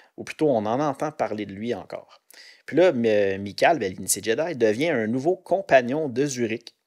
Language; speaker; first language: French; native; French